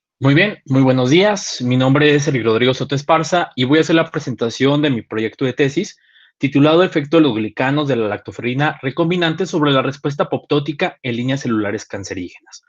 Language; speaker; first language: Spanish; native; Spanish